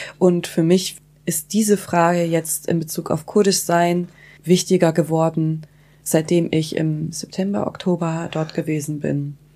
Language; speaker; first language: German; early bilingual, other home language; Kurdish